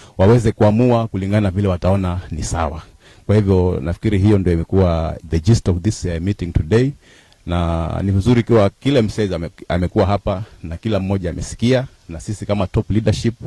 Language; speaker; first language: Swahili; native; Swahili